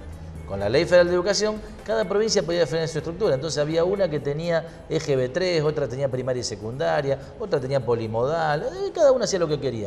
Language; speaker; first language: Spanish; native; Spanish